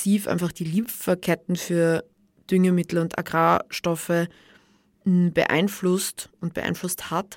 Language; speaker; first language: German; native; German